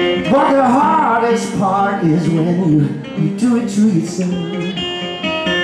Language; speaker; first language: English; native; English